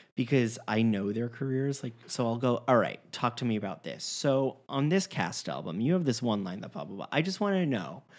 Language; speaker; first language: English; native; English